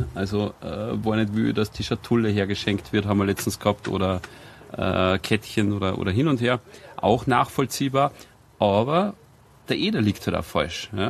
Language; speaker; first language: German; native; German